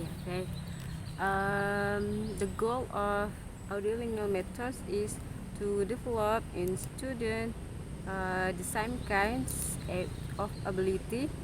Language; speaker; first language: English; non-native, learner; Indonesian